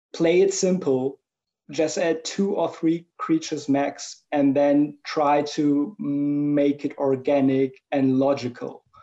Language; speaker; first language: English; non-native, fluent; German